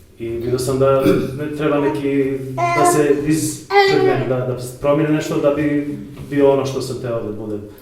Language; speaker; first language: Bosnian; early bilingual, heritage; Serbian